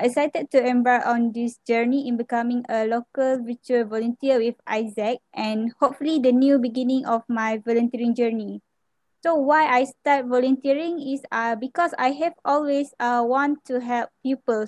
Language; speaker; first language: English; non-native, local second language; Malay